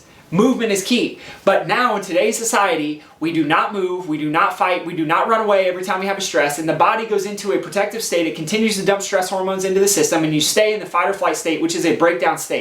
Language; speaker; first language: English; native; English